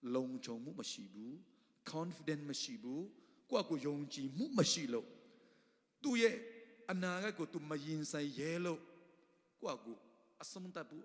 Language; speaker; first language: Burmese; non-native, local second language; Tedim Chin